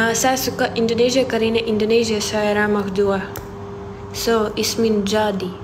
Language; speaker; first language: Indonesian; non-native, learner; Ukrainian